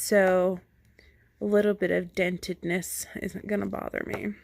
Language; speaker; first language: English; native; English